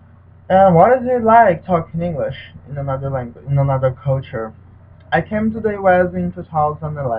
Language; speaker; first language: English; non-native, learner; Portuguese